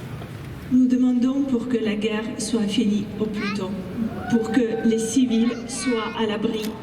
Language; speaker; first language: French; non-native, fluent; Ukrainian